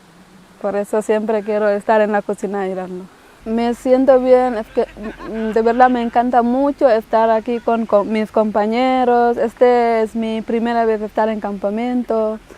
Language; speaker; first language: Spanish; non-native, fluent; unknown